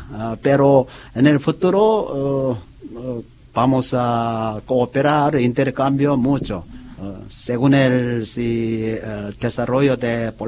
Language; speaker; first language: Spanish; non-native, learner; Korean